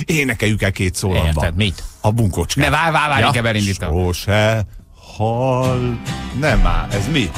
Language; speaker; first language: Hungarian; native; Hungarian